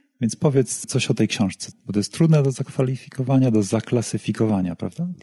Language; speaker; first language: Polish; native; Polish